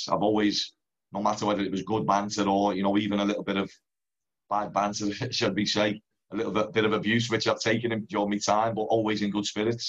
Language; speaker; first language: English; native; English